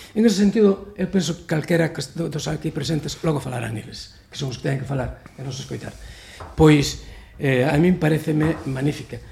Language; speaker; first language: Galician; non-native, local second language; Spanish